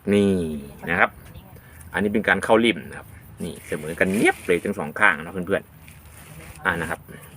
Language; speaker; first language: Thai; non-native, local second language; Northeastern Thai